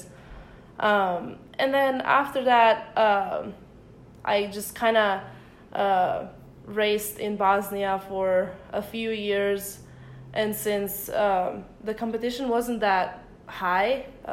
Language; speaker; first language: English; early bilingual, other home language; Bosnian